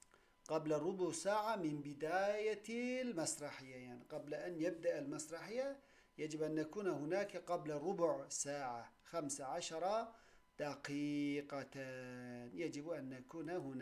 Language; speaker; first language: Arabic; non-native, fluent; Turkish